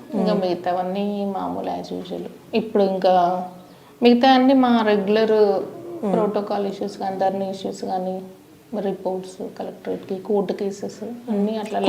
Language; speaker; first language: Telugu; native; Telugu